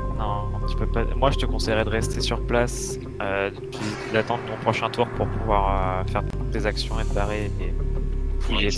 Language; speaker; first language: French; native; French